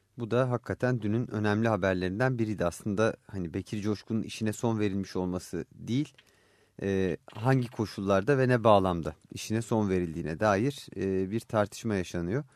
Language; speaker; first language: Turkish; native; Turkish